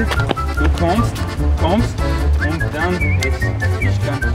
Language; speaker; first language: German; non-native, learner; Armenian